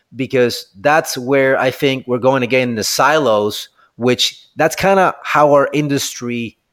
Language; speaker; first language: English; non-native, fluent; Spanish